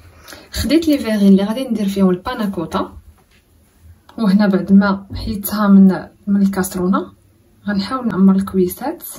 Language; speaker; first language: Arabic; native; Arabic